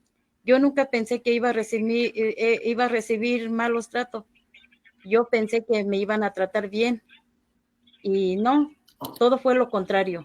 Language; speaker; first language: Spanish; non-native, local second language; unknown